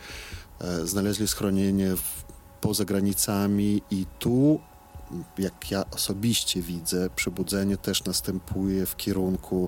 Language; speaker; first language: Polish; non-native, fluent; Belarusian